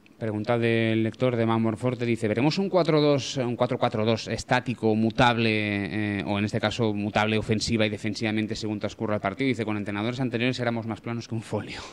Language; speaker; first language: Spanish; non-native, local second language; Catalan